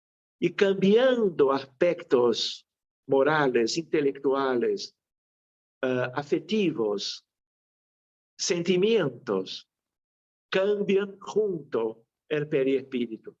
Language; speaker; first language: Spanish; non-native, fluent; Portuguese